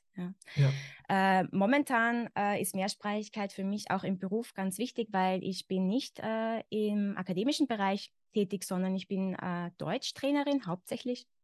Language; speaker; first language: German; native; German